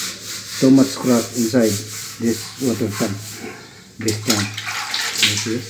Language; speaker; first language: English; non-native, learner; Filipino